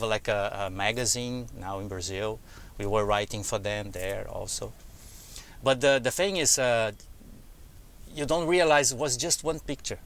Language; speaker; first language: English; non-native, fluent; Portuguese